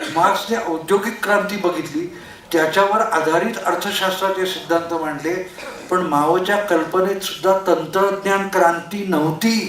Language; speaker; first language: Marathi; non-native, local second language; Konkani